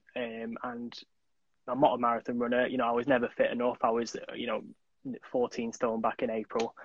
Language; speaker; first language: English; native; English